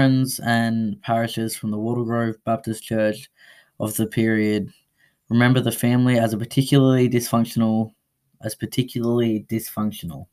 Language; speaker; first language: English; native; English